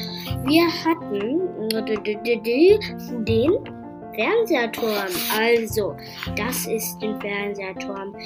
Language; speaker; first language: German; non-native, learner; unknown